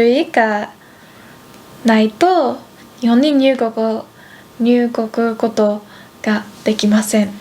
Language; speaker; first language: Japanese; non-native, fluent; Dutch